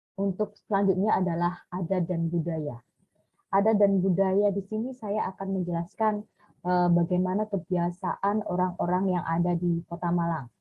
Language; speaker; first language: Indonesian; native; Indonesian